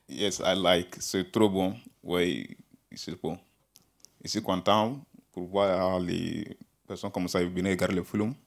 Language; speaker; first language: French; non-native, learner; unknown